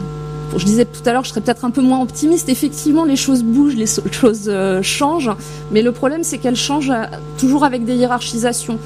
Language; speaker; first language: French; native; French